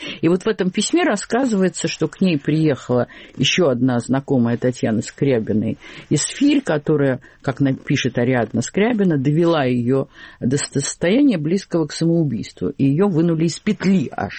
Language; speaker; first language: Russian; native; Russian